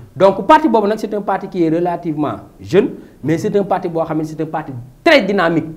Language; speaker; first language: French; non-native, local second language; Wolof